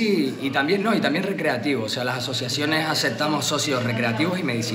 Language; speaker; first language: Spanish; native; Spanish